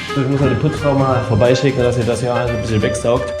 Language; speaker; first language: German; native; German